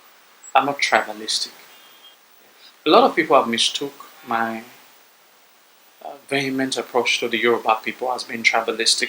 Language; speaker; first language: English; non-native, local second language; Bini